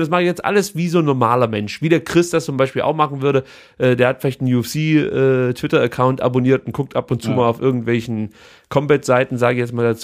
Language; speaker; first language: German; native; German